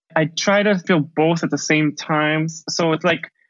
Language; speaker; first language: English; early bilingual, other home language; Spanish